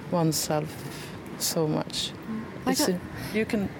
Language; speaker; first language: English; non-native, fluent; Swedish